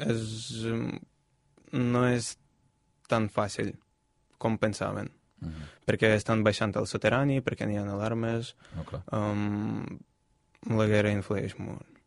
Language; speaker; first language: Catalan; non-native, fluent; Ukrainian